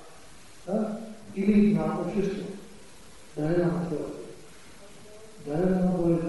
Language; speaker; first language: Russian; non-native, learner; Tibetan